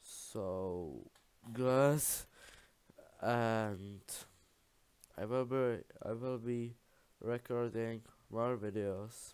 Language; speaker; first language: English; non-native, learner; Czech